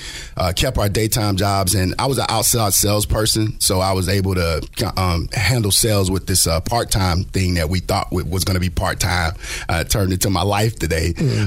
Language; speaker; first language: English; native; English